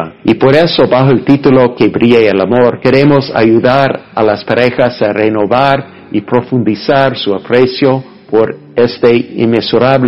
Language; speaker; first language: Spanish; non-native, fluent; English